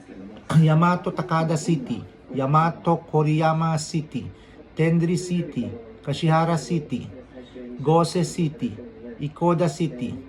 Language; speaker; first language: English; non-native, local second language; Filipino